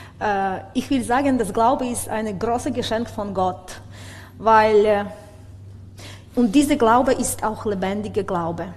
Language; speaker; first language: German; non-native, learner; Ukrainian